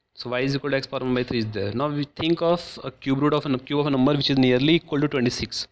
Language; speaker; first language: English; non-native, local second language; Hindi